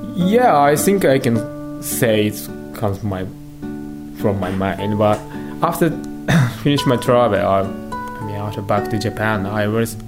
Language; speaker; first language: English; non-native, learner; Japanese